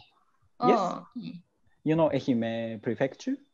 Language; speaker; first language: English; non-native, learner; Japanese